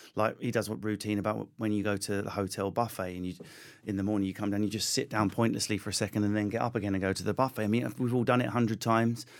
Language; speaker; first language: English; native; English